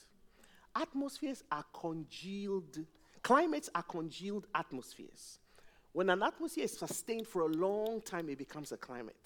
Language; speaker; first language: English; non-native, local second language; Akan